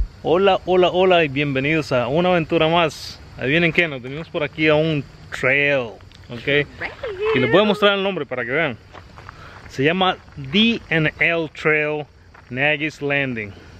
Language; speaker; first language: Spanish; native; Spanish